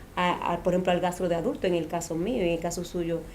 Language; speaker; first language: Spanish; native; Spanish